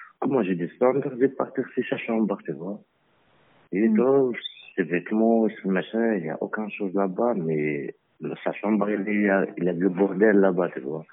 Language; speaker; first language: French; non-native, learner; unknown